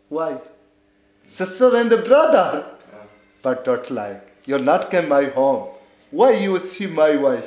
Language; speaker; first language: English; non-native, learner; Baluchi